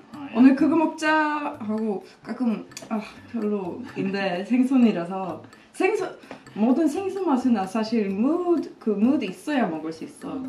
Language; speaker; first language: Korean; non-native, fluent; Swedish